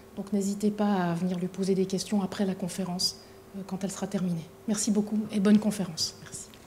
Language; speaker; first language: French; native; French